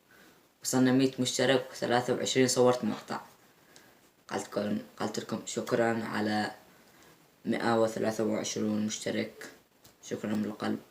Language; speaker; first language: Arabic; native; Arabic